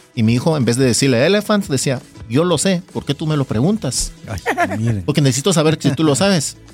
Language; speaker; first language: Spanish; non-native, fluent; Korean